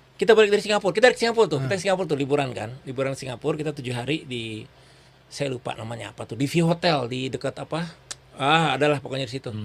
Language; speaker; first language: Indonesian; native; Indonesian